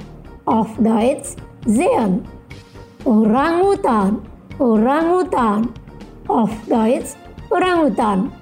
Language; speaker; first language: German; non-native, local second language; Indonesian